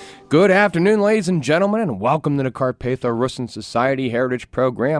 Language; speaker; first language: English; native; English